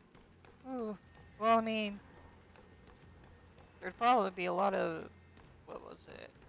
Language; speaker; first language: English; native; English